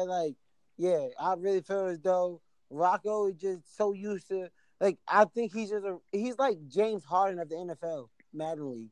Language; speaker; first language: English; native; English